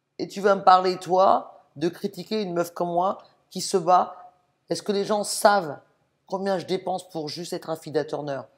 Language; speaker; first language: French; native; French